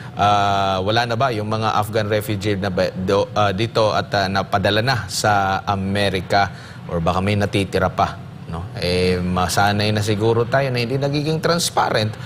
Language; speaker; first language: Filipino; native; Filipino